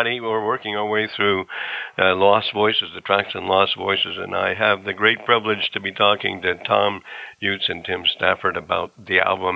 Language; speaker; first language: English; native; English